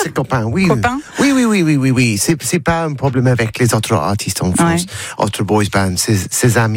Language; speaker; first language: French; non-native, learner; English